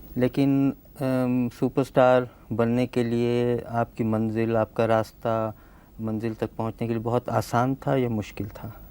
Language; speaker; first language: Hindi; native; Hindi